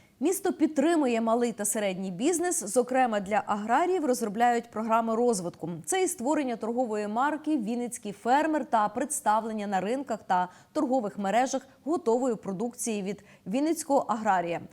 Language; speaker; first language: Ukrainian; native; Ukrainian